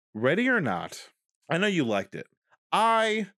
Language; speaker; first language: English; native; English